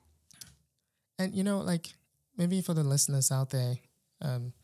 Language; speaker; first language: English; non-native, local second language; Yoruba